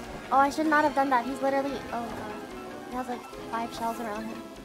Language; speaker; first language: English; native; English